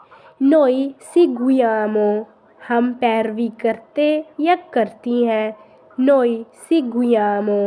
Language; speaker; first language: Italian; non-native, fluent; Urdu